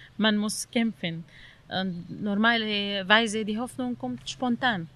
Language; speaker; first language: German; non-native, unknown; Arabic